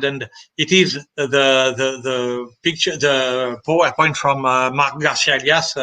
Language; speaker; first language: English; non-native, fluent; French